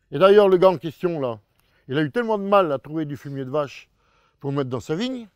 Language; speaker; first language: French; native; French